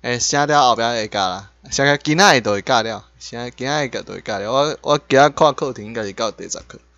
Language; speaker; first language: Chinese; native; Chinese